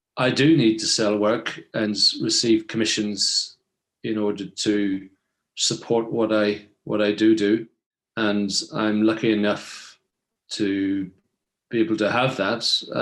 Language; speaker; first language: English; native; English